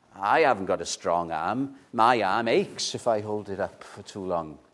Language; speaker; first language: English; native; English